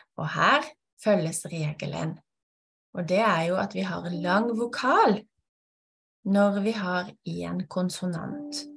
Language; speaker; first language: Norwegian; native; Norwegian